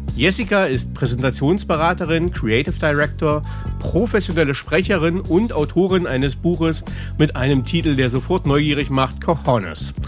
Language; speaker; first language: German; native; German